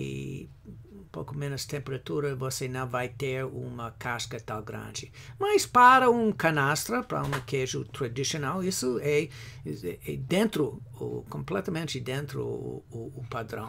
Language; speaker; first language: Portuguese; non-native, fluent; English